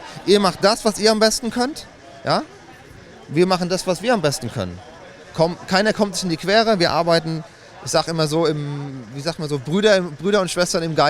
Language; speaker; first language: German; native; German